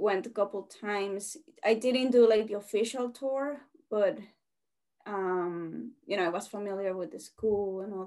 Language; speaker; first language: English; non-native, fluent; Spanish